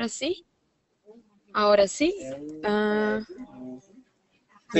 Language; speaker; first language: Spanish; non-native, learner; Portuguese